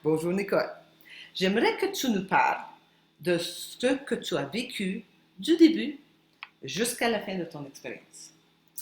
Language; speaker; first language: French; non-native, fluent; Spanish